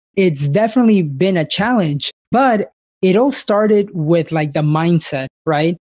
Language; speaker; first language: English; early bilingual, other home language; Spanish